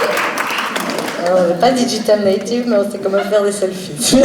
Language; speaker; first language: French; native; French